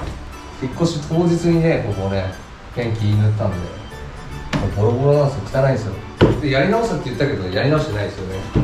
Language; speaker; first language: Japanese; native; Japanese